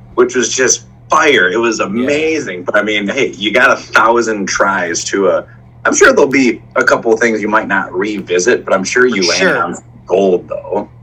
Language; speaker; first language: English; native; English